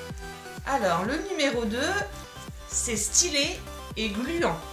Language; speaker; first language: French; native; French